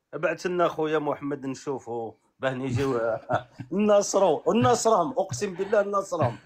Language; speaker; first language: Arabic; native; Arabic